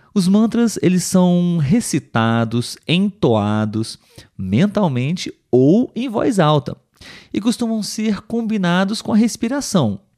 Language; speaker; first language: Portuguese; native; Portuguese